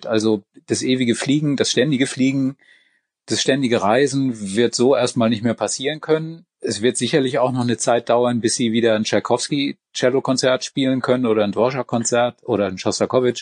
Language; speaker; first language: German; native; German